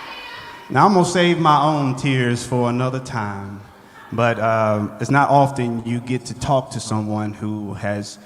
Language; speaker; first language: English; native; English